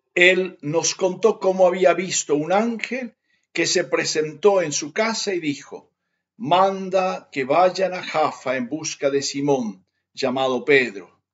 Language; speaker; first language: Spanish; native; Spanish